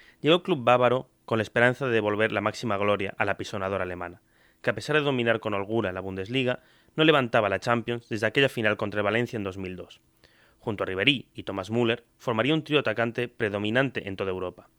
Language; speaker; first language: Spanish; native; Spanish